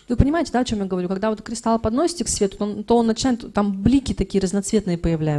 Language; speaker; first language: Russian; native; Russian